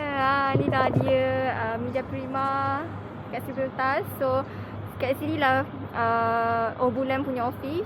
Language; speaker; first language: Malay; native; Malay